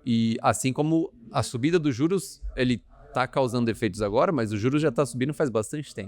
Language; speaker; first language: Portuguese; native; Portuguese